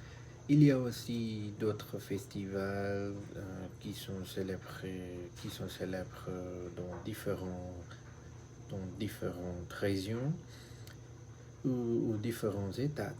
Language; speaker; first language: French; non-native, learner; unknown